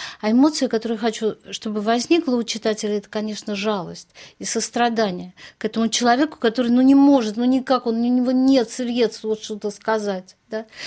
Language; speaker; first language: Russian; native; Russian